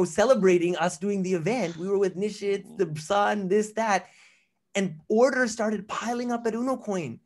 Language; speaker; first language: English; native; English